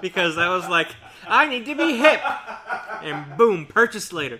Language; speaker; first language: English; early bilingual, other home language; Spanish